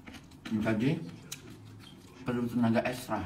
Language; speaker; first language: Indonesian; native; Indonesian